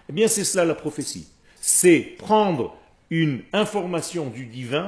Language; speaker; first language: French; native; French